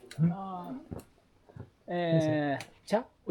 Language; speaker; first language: Japanese; native; Japanese